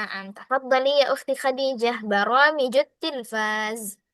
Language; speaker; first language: Arabic; non-native, fluent; Indonesian